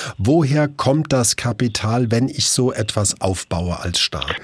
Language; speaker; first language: German; native; German